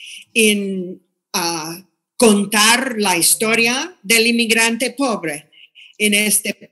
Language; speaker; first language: Spanish; non-native, fluent; English